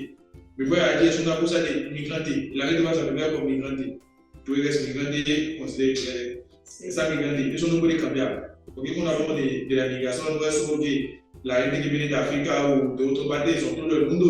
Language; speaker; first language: Spanish; non-native, learner; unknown